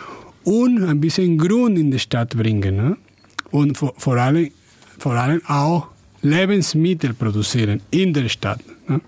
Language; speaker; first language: German; non-native, fluent; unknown